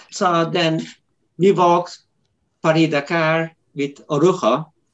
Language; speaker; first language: English; non-native, fluent; Turkish